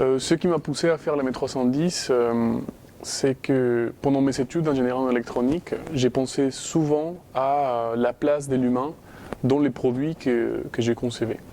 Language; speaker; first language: French; non-native, fluent; Spanish